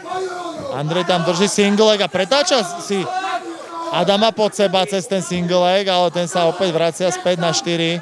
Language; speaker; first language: Slovak; native; Slovak